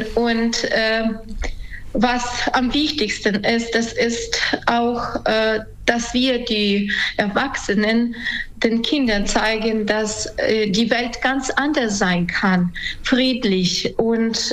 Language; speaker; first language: German; non-native, fluent; Ukrainian